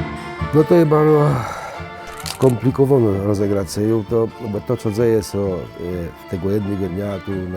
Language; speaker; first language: Polish; native; Polish